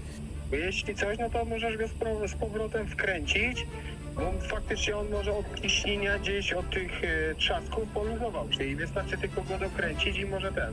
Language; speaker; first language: Polish; native; Polish